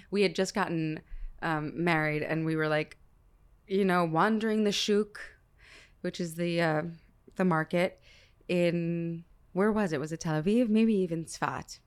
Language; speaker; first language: English; early bilingual, other home language; Hebrew